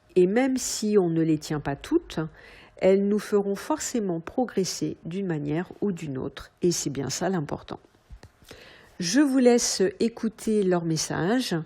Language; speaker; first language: French; native; French